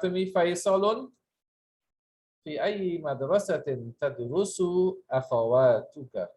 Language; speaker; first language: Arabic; non-native, fluent; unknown